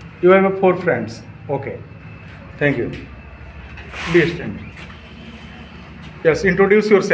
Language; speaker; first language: English; non-native, fluent; Hindi